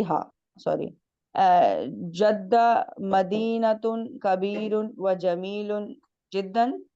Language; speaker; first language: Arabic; non-native, learner; Hindi